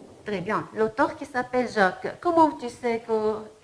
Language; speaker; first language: French; non-native, fluent; Arabic